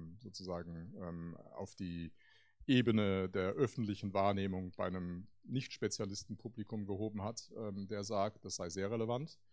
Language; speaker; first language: German; native; German